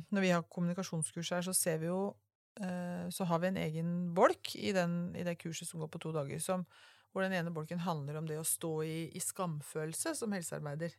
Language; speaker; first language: Norwegian; native; Norwegian